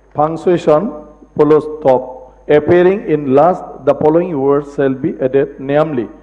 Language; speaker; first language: English; non-native, local second language; Assamese